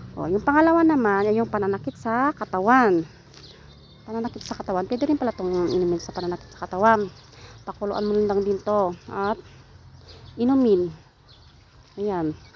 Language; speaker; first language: Filipino; non-native, local second language; Iloko